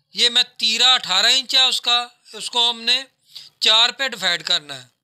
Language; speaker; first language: Urdu; non-native, local second language; Punjabi